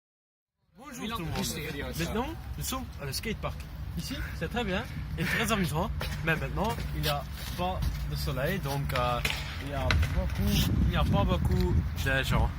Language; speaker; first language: French; non-native, learner; Dutch